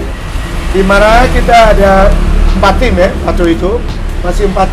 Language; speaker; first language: Indonesian; non-native, fluent; English